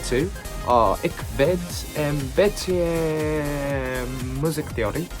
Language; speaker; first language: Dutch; non-native, learner; Japanese